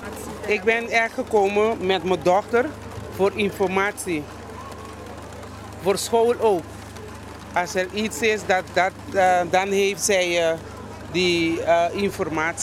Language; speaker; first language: Dutch; non-native, local second language; Papiamento